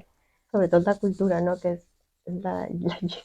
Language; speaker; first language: Catalan; non-native, fluent; Spanish